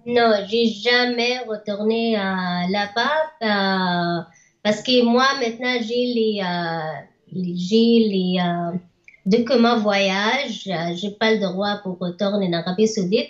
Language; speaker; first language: French; non-native, learner; Arabic